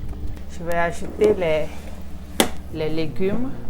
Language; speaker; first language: French; non-native, local second language; Ewe